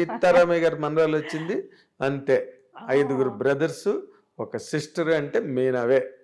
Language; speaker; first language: Telugu; native; Telugu